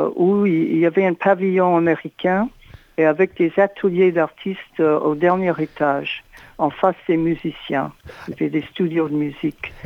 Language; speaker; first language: French; non-native, fluent; English